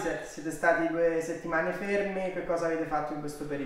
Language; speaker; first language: Italian; native; Italian